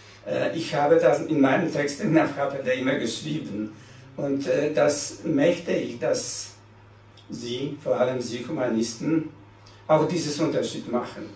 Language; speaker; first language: German; non-native, fluent; Polish